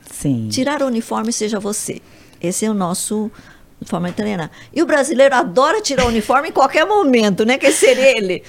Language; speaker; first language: Portuguese; early bilingual, other home language; Japanese